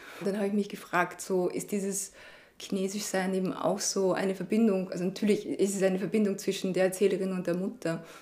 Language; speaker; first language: German; early bilingual, other home language; Chinese